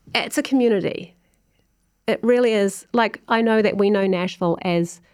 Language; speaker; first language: English; native; English